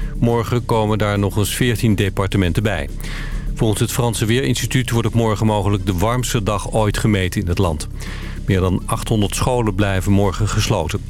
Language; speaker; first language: Dutch; native; Dutch